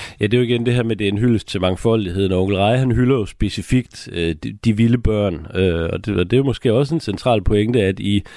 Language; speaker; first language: Danish; native; Danish